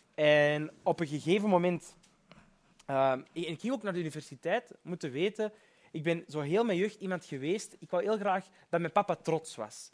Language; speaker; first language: Dutch; early bilingual, other home language; Berber languages